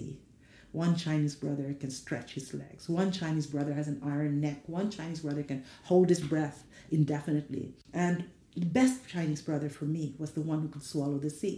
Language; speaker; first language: English; non-native, local second language; Filipino